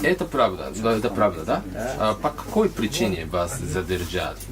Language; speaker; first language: Russian; non-native, learner; Japanese